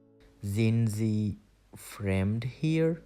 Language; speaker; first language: German; non-native, learner; Bangla